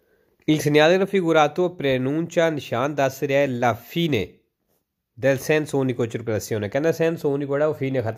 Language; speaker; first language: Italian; non-native, learner; Punjabi